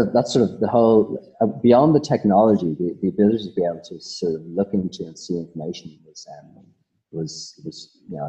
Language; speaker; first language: English; native; English